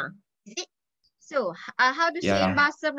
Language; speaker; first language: English; non-native, local second language; Malay